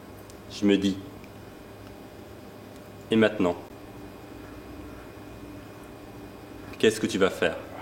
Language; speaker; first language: French; non-native, fluent; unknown